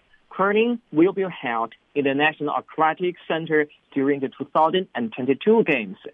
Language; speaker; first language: English; non-native, fluent; Chinese